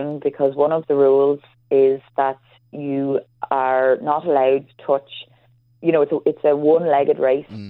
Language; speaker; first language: English; native; English